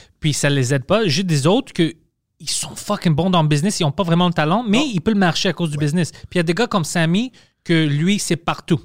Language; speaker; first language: French; early bilingual, other home language; Greek